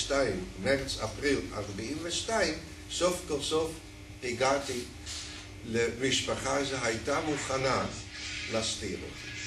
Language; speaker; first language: Hebrew; non-native, fluent; Dutch